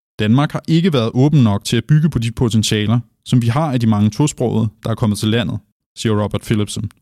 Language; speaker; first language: Danish; native; Danish